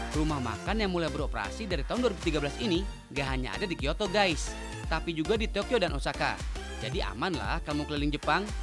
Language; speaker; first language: Indonesian; native; Indonesian